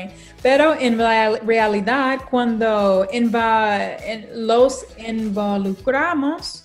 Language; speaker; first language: Spanish; non-native, learner; English